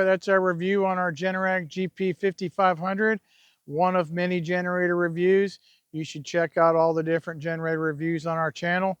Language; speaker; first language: English; native; English